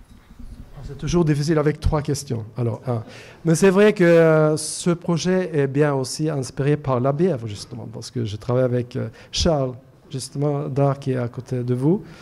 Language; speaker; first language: French; non-native, fluent; Norwegian